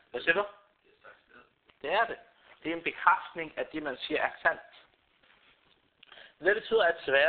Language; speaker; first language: Danish; non-native, fluent; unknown